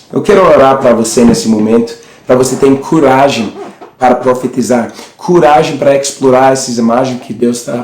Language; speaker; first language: Portuguese; non-native, learner; English